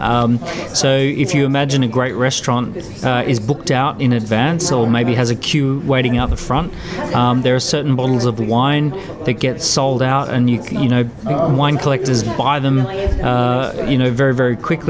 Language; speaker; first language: English; native; English